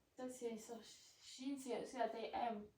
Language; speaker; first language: French; non-native, learner; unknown